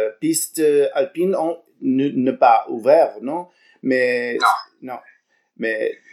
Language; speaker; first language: French; non-native, learner; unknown